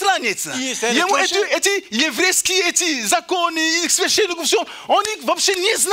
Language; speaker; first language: Russian; native; Russian